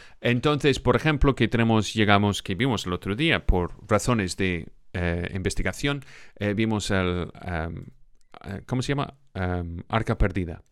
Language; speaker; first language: Spanish; non-native, fluent; English